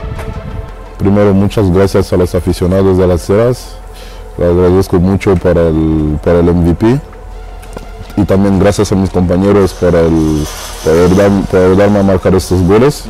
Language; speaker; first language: Spanish; non-native, learner; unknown